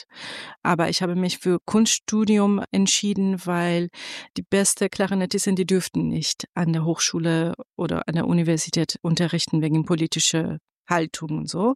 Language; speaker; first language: German; non-native, fluent; Persian